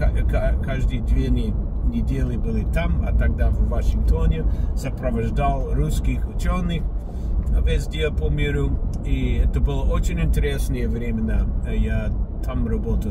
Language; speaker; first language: Russian; non-native, fluent; English